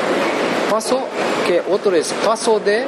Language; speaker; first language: Spanish; non-native, learner; Japanese